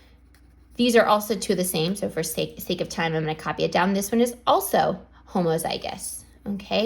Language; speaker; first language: English; native; English